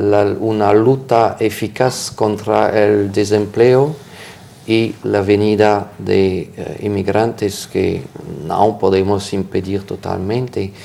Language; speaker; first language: Spanish; non-native, fluent; French